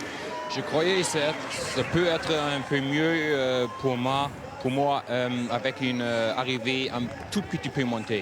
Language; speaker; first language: French; non-native, fluent; German